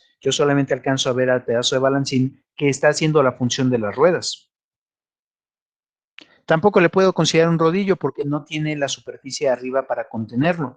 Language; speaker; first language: Spanish; native; Spanish